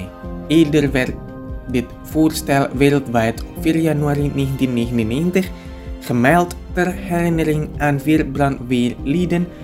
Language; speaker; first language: Dutch; non-native, fluent; Indonesian